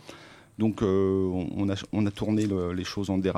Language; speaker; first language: French; native; French